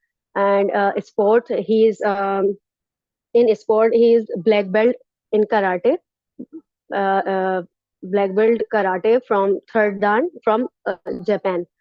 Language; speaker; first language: English; non-native, learner; Urdu